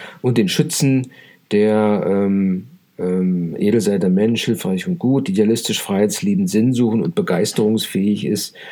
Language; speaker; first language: German; native; German